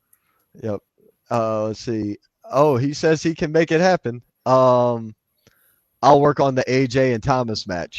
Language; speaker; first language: English; native; English